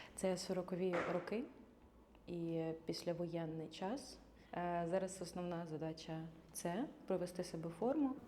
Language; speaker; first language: Ukrainian; non-native, local second language; Russian